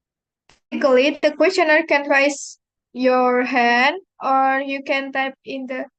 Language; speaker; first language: English; non-native, fluent; Indonesian